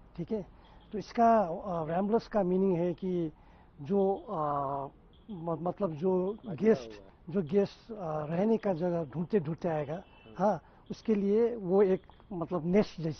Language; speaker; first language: Hindi; non-native, local second language; Nepali